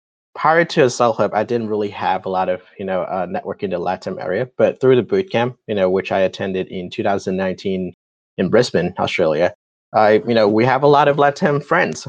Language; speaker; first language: English; non-native, local second language; Cantonese